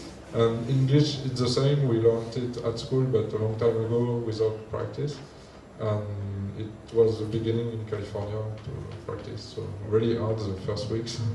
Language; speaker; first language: English; non-native, learner; French